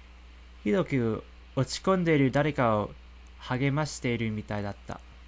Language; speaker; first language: Japanese; non-native, fluent; English